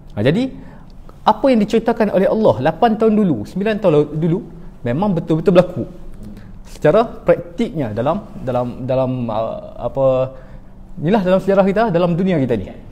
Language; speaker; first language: Malay; native; Malay